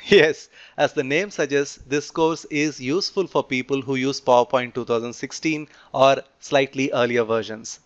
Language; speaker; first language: English; non-native, local second language; Telugu